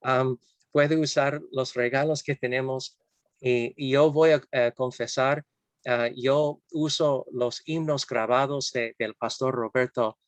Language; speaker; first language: Spanish; non-native, fluent; English